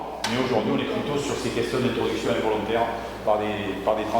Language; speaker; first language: French; native; French